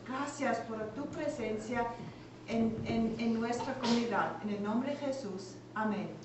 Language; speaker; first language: Spanish; non-native, learner; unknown